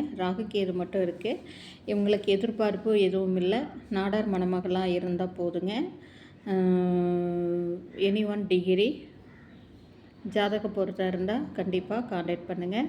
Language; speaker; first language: Tamil; native; Tamil